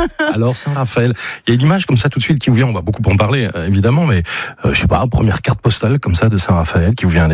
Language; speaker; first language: French; native; French